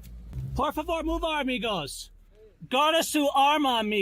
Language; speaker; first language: Spanish; non-native, learner; English